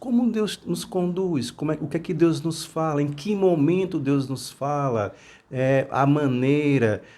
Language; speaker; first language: Portuguese; native; Portuguese